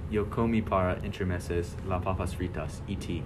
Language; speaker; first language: Spanish; non-native, learner; English